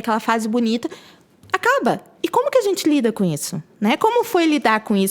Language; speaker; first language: Portuguese; native; Portuguese